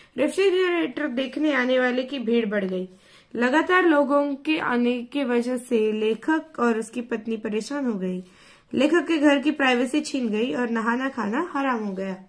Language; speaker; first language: Hindi; non-native, local second language; Marathi